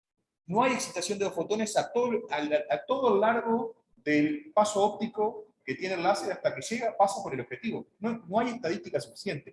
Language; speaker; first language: Spanish; native; Spanish